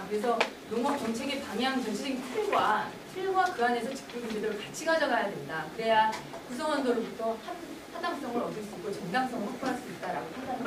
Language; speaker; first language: Korean; native; Korean